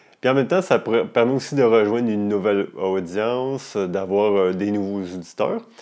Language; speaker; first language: French; native; French